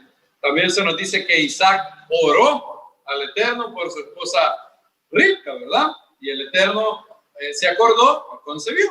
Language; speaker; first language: Spanish; native; Spanish